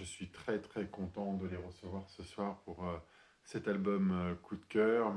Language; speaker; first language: French; native; French